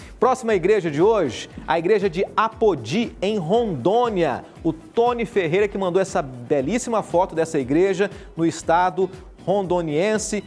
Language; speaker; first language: Portuguese; native; Portuguese